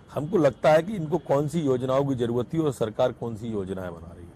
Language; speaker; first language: Hindi; native; Hindi